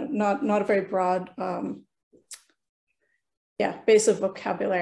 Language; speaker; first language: English; early bilingual, other home language; Norwegian